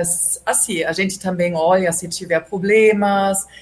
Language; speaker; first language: Portuguese; non-native, fluent; German